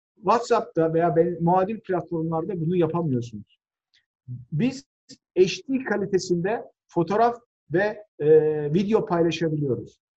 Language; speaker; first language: Turkish; native; Turkish